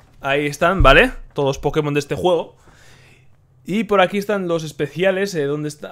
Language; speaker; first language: Spanish; native; Spanish